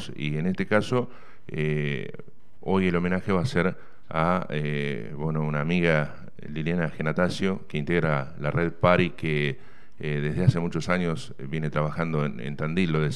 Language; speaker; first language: Spanish; native; Spanish